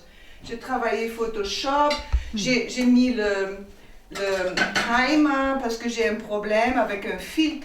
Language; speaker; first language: French; non-native, fluent; German